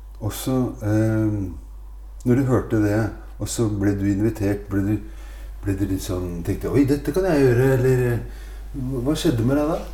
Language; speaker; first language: Norwegian; native; Norwegian